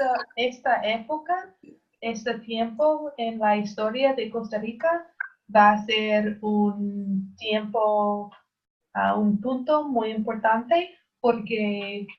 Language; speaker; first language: Spanish; non-native, learner; English